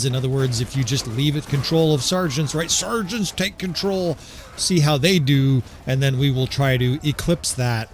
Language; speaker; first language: English; native; English